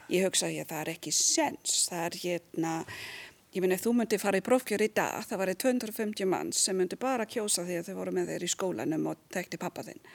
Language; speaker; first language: Icelandic; non-native, fluent; German